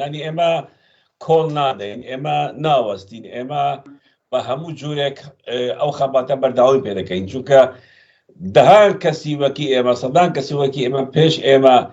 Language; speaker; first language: Central Kurdish; non-native, local second language; Kurdish